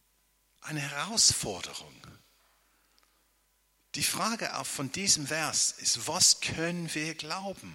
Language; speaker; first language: German; non-native, fluent; English